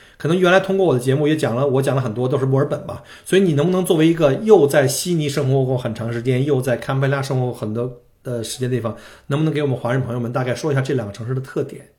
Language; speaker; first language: Chinese; native; Chinese